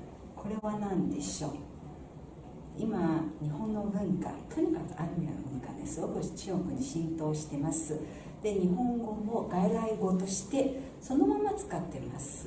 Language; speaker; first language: Japanese; non-native, fluent; Chinese